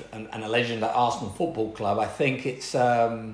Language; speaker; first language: English; native; English